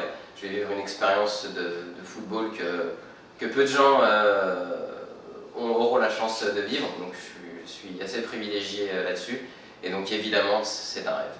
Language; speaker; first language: French; native; French